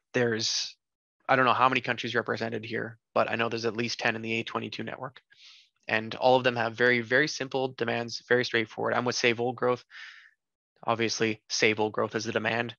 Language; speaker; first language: English; native; English